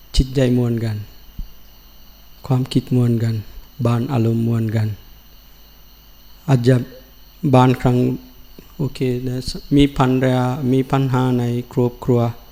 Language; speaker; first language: Thai; non-native, learner; Sinhala